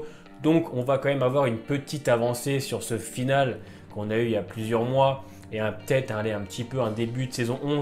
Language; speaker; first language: French; native; French